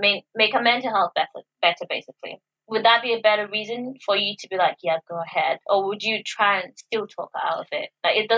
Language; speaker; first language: English; non-native, local second language; Yoruba